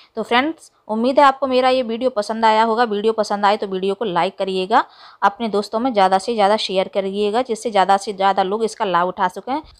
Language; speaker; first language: Hindi; native; Hindi